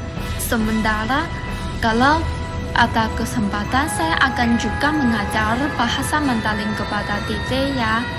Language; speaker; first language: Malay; non-native, learner; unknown